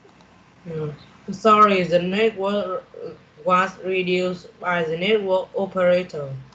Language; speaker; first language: English; non-native, learner; Vietnamese